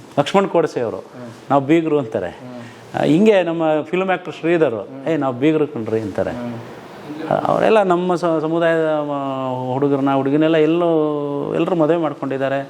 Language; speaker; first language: Kannada; non-native, local second language; Lambadi